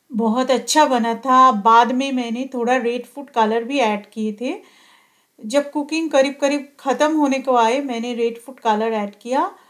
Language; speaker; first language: Hindi; non-native, local second language; Bangla